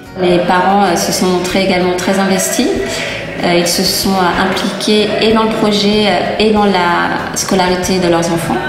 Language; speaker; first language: French; native; French